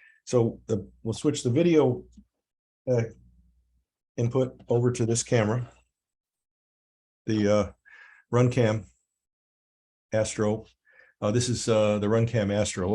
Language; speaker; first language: English; native; English